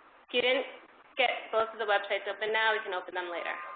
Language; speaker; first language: English; early bilingual, other home language; Spanish